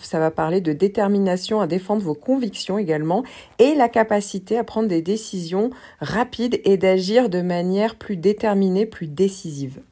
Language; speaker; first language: French; native; French